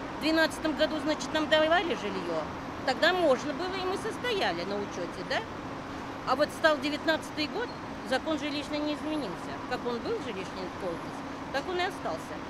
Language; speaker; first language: Russian; native; Russian